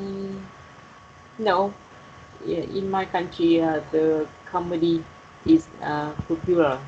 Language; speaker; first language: English; non-native, learner; Vietnamese